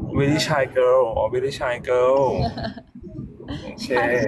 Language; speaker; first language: English; non-native, learner; Thai